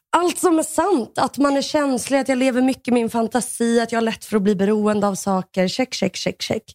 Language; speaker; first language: Swedish; early bilingual, other home language; Russian